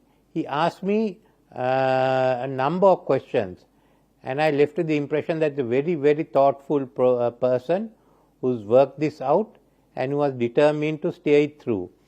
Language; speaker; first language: English; non-native, local second language; Sinhala